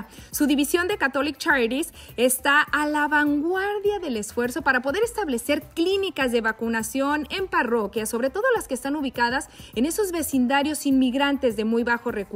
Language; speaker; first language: Spanish; native; Spanish